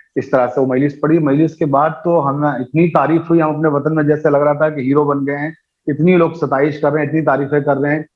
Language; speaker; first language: Urdu; native; Urdu